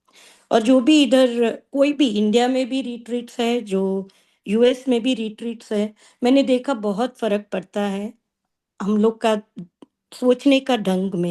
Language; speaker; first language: Hindi; non-native, local second language; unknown